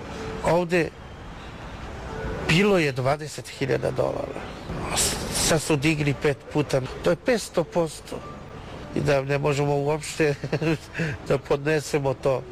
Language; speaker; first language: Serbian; non-native, learner; Chinese